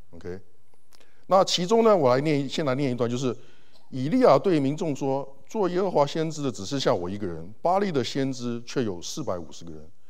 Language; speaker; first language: Chinese; early bilingual, heritage; Chinese